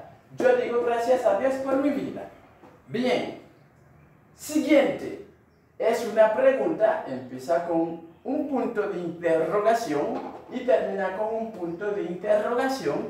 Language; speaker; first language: Spanish; non-native, fluent; Haitian Creole